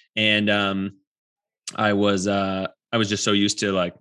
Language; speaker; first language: English; native; English